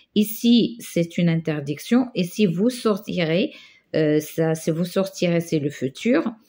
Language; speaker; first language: French; non-native, local second language; Arabic